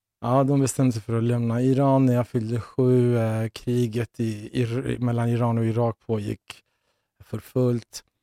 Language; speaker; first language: Swedish; early bilingual, other home language; Persian